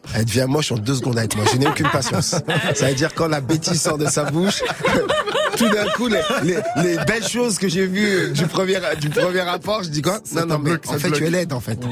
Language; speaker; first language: French; native; French